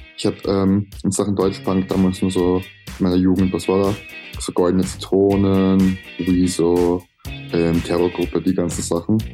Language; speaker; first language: German; native; German